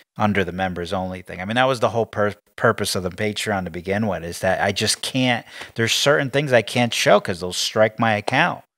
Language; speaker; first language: English; native; English